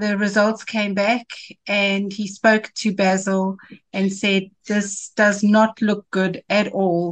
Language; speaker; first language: English; native; English